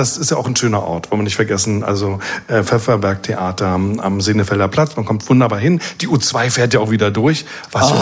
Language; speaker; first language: German; native; German